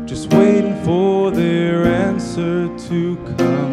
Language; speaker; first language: English; non-native, local second language; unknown